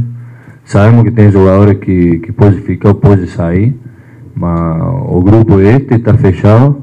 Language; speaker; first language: Portuguese; non-native, fluent; Spanish